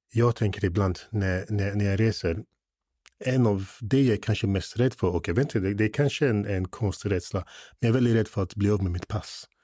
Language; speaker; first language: Swedish; non-native, fluent; English